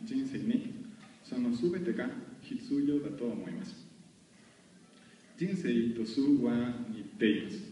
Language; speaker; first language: Japanese; non-native, learner; Spanish